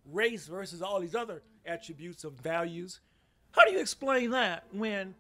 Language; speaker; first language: English; native; English